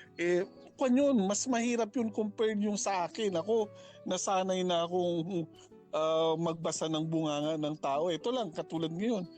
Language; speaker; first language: Filipino; non-native, local second language; Chavacano